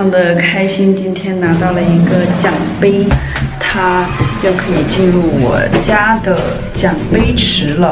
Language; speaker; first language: Chinese; native; Chinese